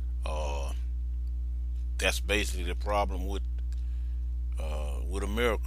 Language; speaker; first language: English; native; English